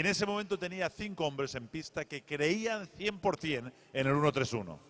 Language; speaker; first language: Spanish; native; Spanish